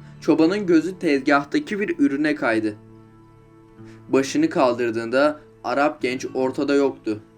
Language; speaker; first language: Turkish; native; Turkish